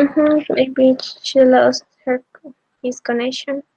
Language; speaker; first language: English; non-native, learner; Spanish